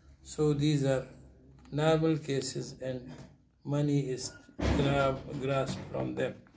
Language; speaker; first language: English; non-native, local second language; Urdu